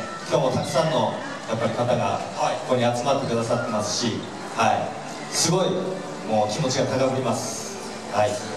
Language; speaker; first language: Japanese; native; Japanese